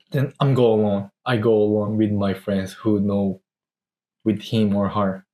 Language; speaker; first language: English; non-native, learner; Korean